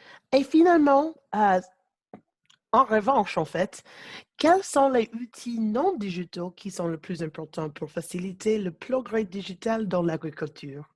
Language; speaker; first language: French; non-native, learner; English